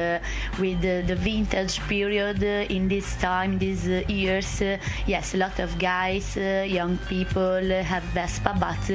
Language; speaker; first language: English; non-native, fluent; Italian